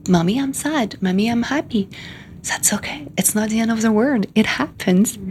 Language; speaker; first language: English; non-native, fluent; French